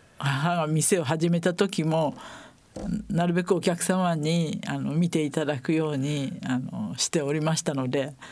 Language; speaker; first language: Japanese; native; Japanese